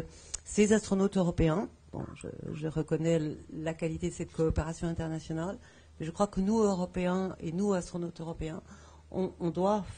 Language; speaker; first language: French; native; French